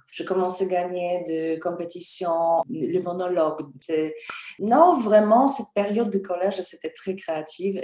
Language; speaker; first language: French; non-native, fluent; Polish